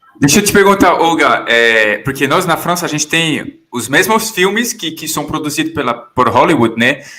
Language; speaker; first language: Portuguese; non-native, fluent; French